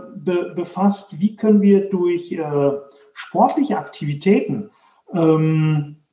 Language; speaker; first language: German; native; German